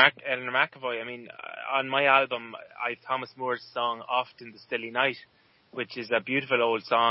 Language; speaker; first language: English; native; English